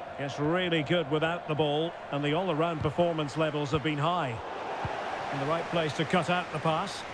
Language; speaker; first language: English; native; English